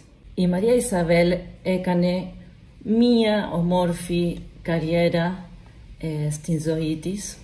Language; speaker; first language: Greek; non-native, learner; Spanish